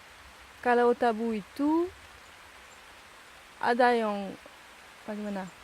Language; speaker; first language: Indonesian; non-native, learner; French